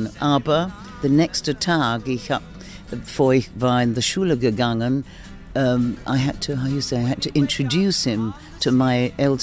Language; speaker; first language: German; non-native, learner; English